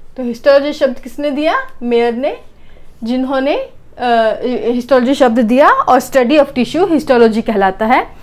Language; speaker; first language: Hindi; native; Hindi